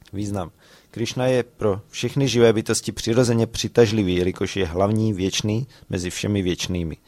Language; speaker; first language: Czech; native; Czech